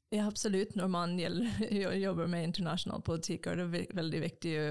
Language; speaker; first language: Norwegian; non-native, fluent; English